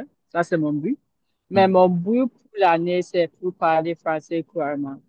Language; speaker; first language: French; non-native, learner; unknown